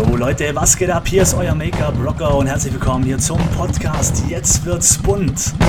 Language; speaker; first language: German; native; German